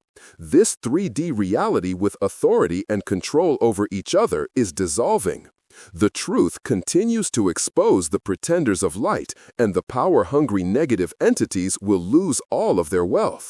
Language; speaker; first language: English; non-native, fluent; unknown